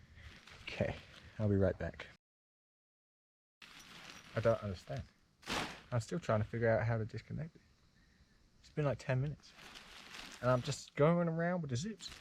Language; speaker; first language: English; native; English